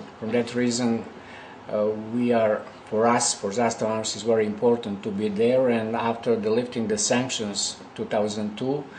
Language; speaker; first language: English; non-native, learner; Serbian